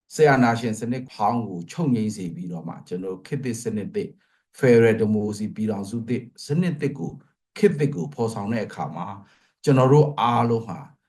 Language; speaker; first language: Burmese; non-native, local second language; Pa'o Karen